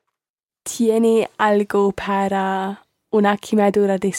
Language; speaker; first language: Spanish; non-native, learner; English